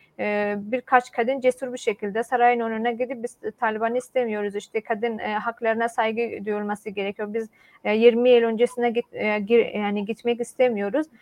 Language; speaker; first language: Turkish; non-native, fluent; Persian